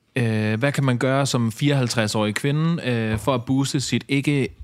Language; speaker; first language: Danish; native; Danish